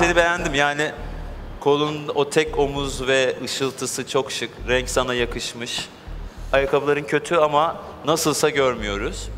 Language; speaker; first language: Turkish; native; Turkish